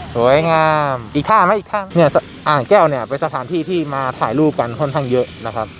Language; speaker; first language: Thai; native; Thai